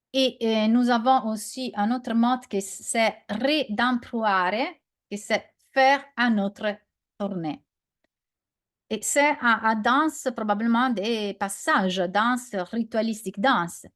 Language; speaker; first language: French; non-native, learner; Italian